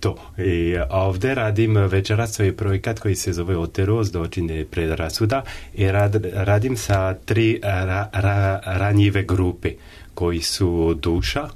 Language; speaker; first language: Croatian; non-native, learner; French